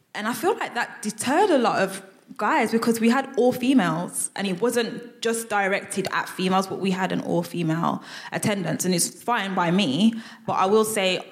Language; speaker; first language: English; native; English